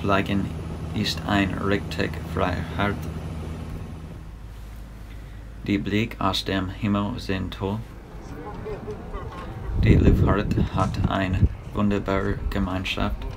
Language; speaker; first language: German; non-native, learner; English